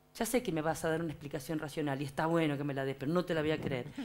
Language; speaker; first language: Spanish; native; Spanish